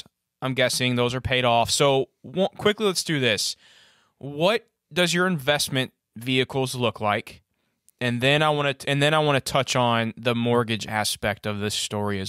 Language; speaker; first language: English; native; English